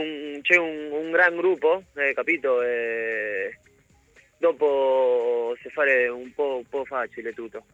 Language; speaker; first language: Italian; non-native, learner; Spanish